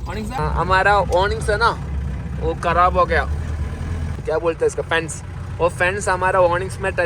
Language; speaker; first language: Hindi; non-native, local second language; Malayalam